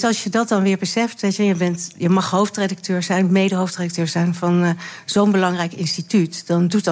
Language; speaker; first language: Dutch; native; Dutch